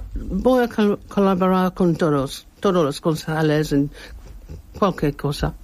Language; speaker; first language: Spanish; non-native, learner; English